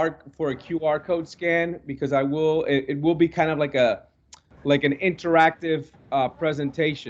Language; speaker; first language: English; non-native, local second language; Spanish